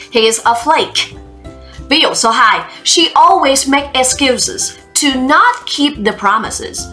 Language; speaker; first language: English; non-native, fluent; Vietnamese